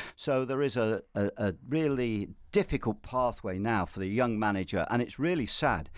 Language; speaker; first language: English; native; English